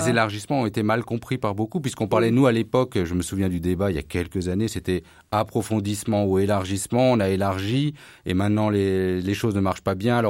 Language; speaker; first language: French; native; French